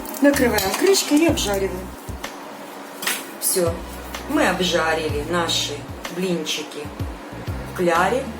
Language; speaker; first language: Russian; non-native, local second language; Ukrainian